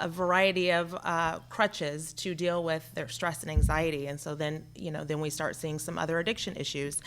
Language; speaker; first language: English; native; English